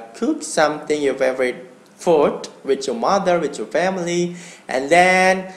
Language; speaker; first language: English; non-native, learner; Indonesian